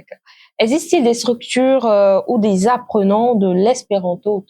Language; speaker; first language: French; native; French